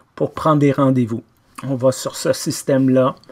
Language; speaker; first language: French; native; French